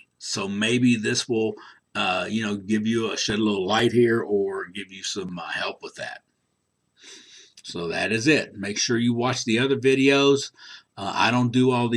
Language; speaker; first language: English; native; English